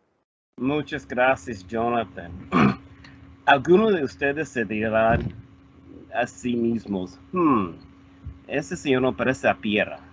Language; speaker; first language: Spanish; non-native, fluent; English